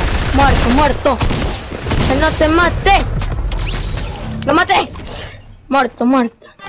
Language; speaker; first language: Spanish; early bilingual, heritage; Spanish